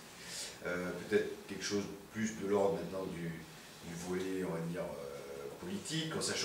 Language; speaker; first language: French; native; French